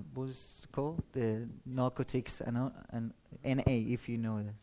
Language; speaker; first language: English; non-native, learner; Persian